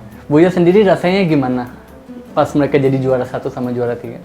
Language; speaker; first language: Indonesian; native; Indonesian